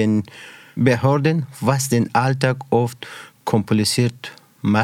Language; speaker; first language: German; non-native, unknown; Persian